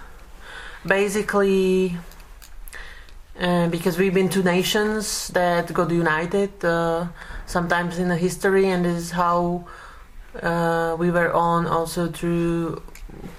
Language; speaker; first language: English; non-native, fluent; Slovak